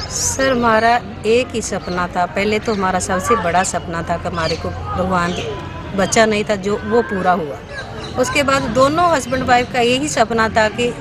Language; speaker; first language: Hindi; non-native, local second language; Punjabi